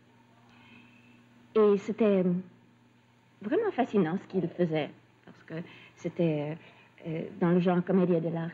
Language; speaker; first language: French; early bilingual, other home language; Russian